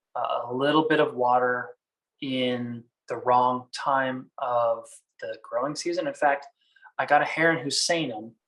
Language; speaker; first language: English; native; English